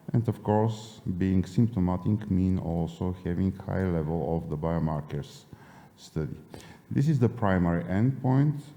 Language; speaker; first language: English; non-native, fluent; Bulgarian